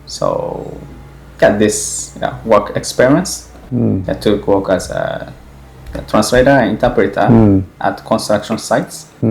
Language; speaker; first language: English; non-native, fluent; Japanese